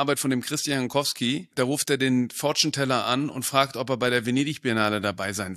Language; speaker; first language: German; native; German